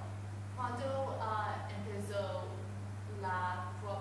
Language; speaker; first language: Spanish; non-native, learner; English